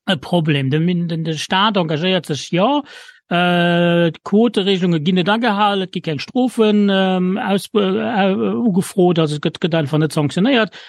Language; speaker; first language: Luxembourgish; native; Luxembourgish